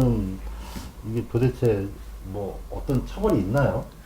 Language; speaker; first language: Korean; native; Korean